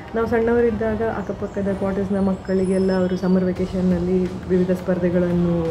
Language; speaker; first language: Kannada; native; Kannada